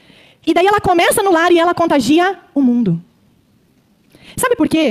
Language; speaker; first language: Portuguese; native; Portuguese